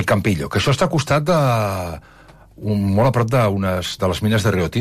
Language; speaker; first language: Catalan; native; Catalan